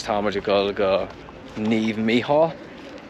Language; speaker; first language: Irish; non-native, local second language; English